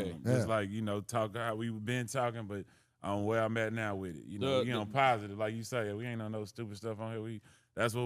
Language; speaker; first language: English; native; English